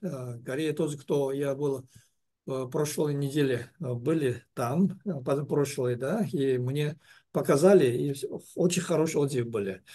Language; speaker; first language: Russian; non-native, learner; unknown